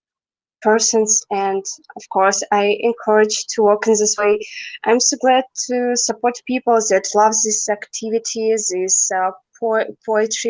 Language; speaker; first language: English; non-native, learner; Russian